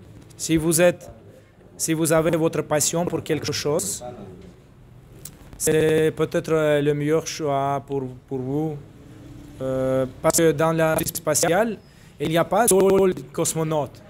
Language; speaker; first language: French; non-native, fluent; Russian